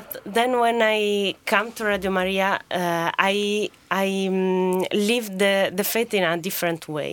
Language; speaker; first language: English; non-native, fluent; Italian